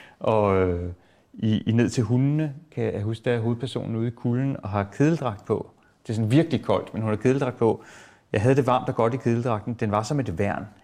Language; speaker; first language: Danish; native; Danish